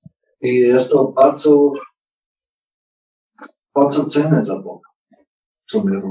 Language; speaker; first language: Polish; non-native, learner; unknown